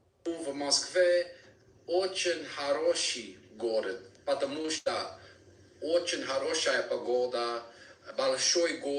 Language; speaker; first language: Russian; non-native, learner; English